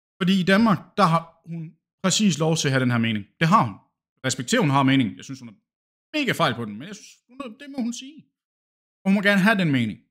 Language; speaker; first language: Danish; native; Danish